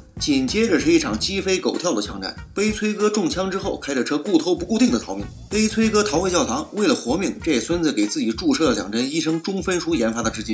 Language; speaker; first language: Chinese; native; Chinese